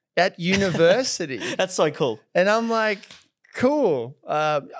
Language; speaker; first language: English; native; English